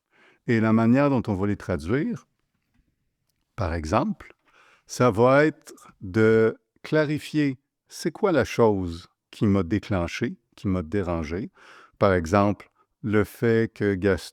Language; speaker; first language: French; native; French